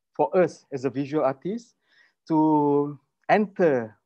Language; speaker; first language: English; non-native, local second language; Malay